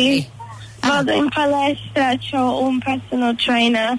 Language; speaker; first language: Italian; early bilingual, heritage; Italian